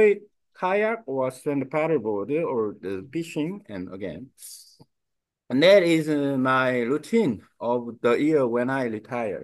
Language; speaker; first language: English; non-native, learner; Korean